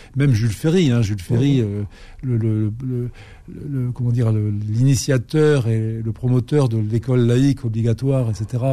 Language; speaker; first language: French; native; French